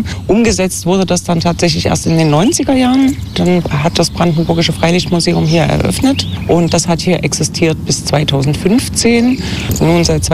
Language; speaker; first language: German; native; German